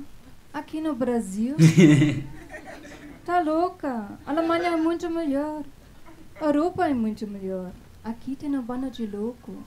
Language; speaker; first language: Portuguese; non-native, fluent; German